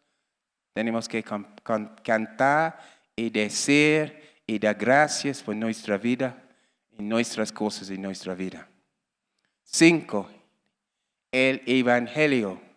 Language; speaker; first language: Spanish; non-native, learner; English